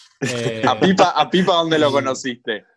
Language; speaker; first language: Spanish; native; Spanish